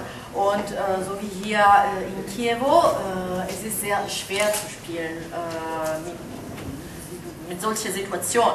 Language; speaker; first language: German; non-native, fluent; Italian